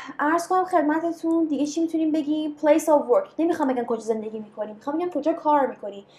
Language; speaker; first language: Persian; native; Persian